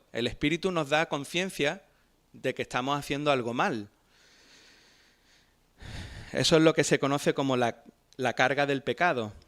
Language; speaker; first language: Spanish; native; Spanish